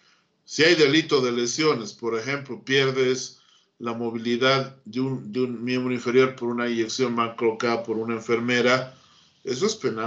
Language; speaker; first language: Spanish; native; Spanish